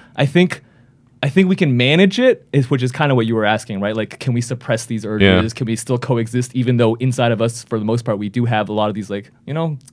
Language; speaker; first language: English; native; English